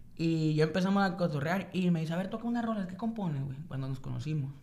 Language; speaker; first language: Spanish; native; Spanish